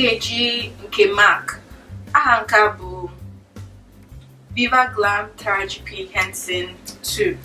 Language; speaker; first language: Igbo; early bilingual, heritage; English